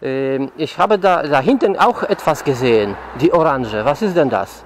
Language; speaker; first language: German; non-native, learner; Polish